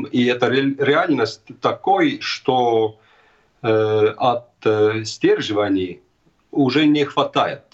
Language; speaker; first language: Russian; non-native, fluent; Estonian